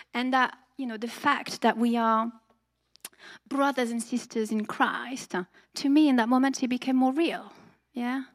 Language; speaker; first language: English; non-native, fluent; French